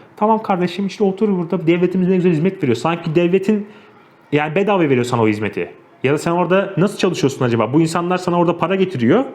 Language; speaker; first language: Turkish; native; Turkish